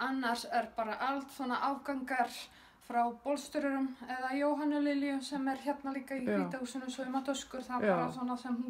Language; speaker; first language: Icelandic; non-native, learner; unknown